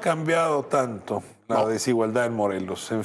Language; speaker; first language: Spanish; native; Spanish